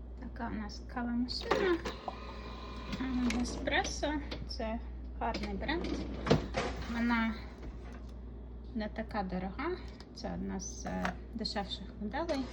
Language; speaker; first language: Ukrainian; native; Ukrainian